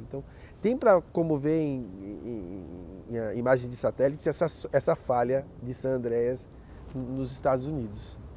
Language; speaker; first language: Portuguese; native; Portuguese